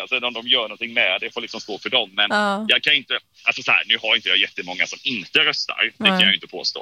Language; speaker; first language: Swedish; native; Swedish